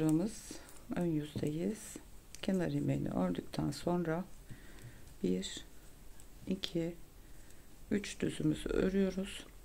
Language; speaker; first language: Turkish; native; Turkish